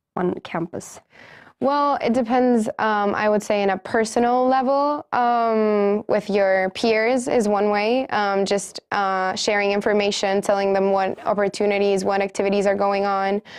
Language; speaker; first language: English; non-native, fluent; Spanish